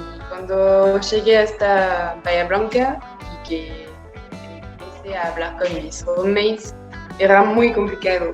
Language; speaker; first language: Spanish; non-native, fluent; French